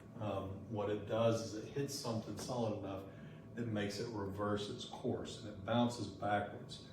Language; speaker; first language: English; native; English